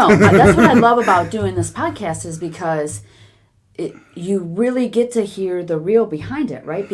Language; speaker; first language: English; native; English